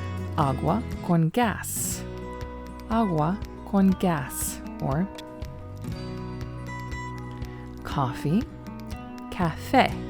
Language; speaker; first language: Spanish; non-native, fluent; English